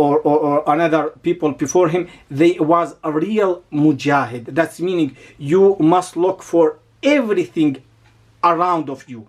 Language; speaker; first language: English; non-native, learner; Arabic